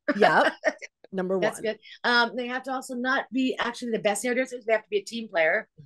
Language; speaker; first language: English; native; English